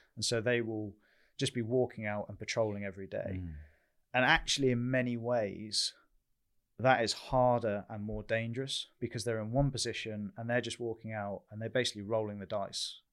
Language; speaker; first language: English; native; English